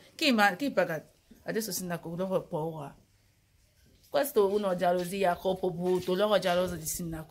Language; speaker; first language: Italian; non-native, learner; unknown